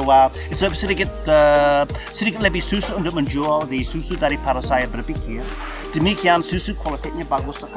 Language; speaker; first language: Indonesian; non-native, fluent; English